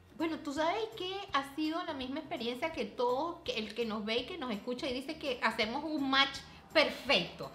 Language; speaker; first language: Spanish; native; Spanish